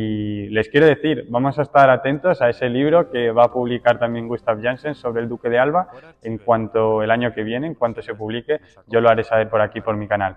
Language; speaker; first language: Spanish; native; Spanish